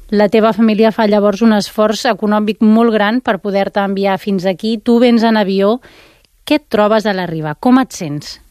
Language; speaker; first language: Catalan; native; Catalan